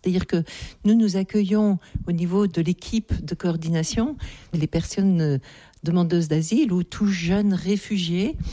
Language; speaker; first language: French; native; French